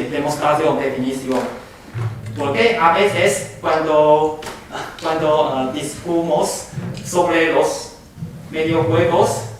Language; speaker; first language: Spanish; non-native, fluent; Chinese